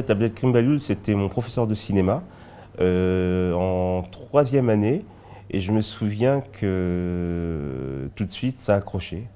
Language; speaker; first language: French; early bilingual, other home language; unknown